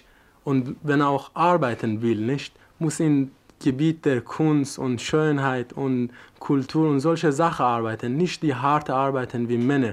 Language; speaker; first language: German; non-native, fluent; Persian